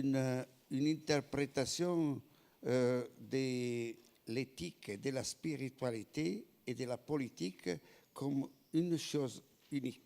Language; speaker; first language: French; non-native, fluent; Italian